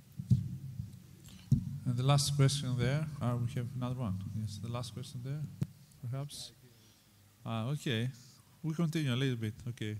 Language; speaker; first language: English; non-native, fluent; Greek